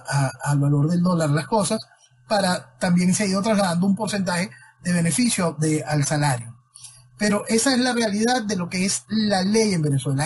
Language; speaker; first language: Spanish; native; Spanish